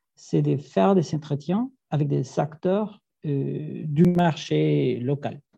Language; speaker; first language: French; non-native, fluent; Spanish